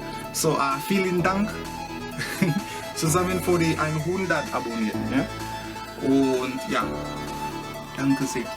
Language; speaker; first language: German; non-native, learner; English